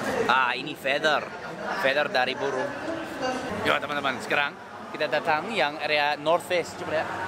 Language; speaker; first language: Indonesian; non-native, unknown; English